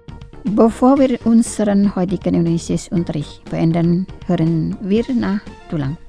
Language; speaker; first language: German; non-native, fluent; Indonesian